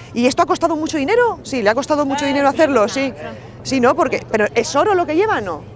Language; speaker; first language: Spanish; native; Spanish